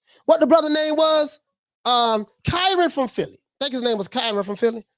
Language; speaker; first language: English; native; English